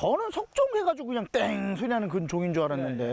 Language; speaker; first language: Korean; native; Korean